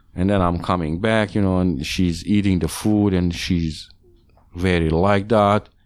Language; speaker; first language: English; non-native, learner; Hungarian